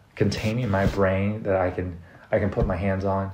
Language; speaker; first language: English; non-native, fluent; Chinese